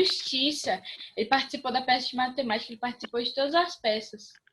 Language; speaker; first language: Portuguese; native; Portuguese